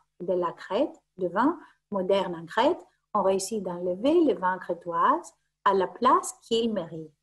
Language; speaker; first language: French; non-native, fluent; Greek